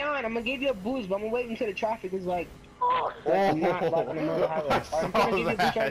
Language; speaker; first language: English; native; English